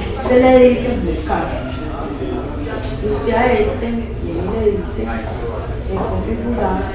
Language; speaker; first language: Spanish; native; Spanish